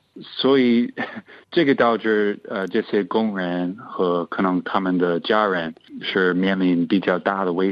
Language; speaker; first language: Chinese; non-native, fluent; English